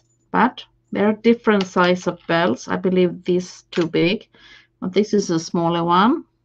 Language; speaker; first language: English; non-native, fluent; Swedish